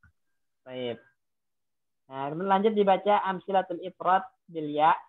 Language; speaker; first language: Indonesian; native; Indonesian